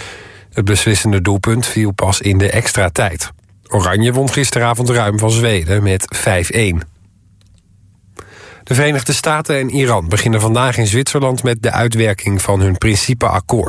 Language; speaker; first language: Dutch; native; Dutch